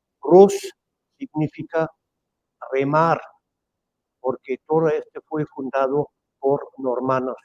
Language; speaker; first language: Spanish; non-native, fluent; German